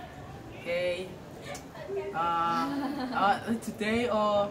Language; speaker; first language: English; non-native, learner; Indonesian